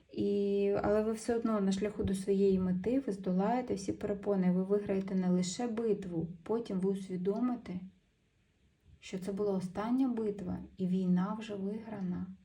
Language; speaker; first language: Ukrainian; non-native, local second language; Russian